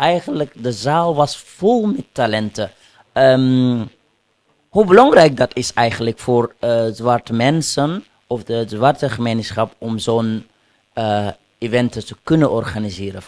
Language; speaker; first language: Dutch; non-native, fluent; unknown